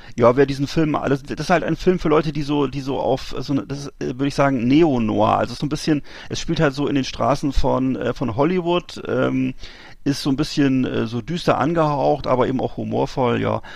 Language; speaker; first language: German; native; German